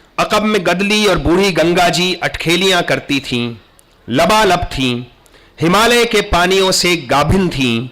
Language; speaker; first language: Urdu; native; Urdu